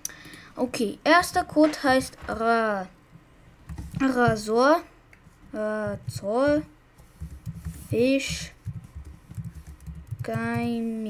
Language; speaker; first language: German; non-native, learner; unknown